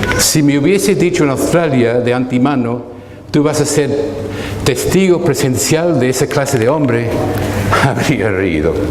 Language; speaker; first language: Spanish; non-native, fluent; English